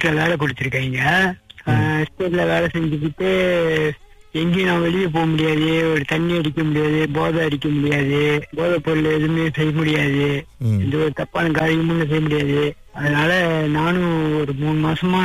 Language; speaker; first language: Tamil; early bilingual, heritage; Tamil